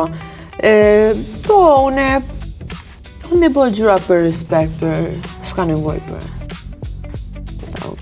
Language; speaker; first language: Albanian; early bilingual, heritage; Albanian